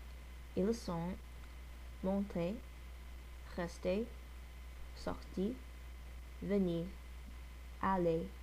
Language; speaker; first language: French; non-native, learner; English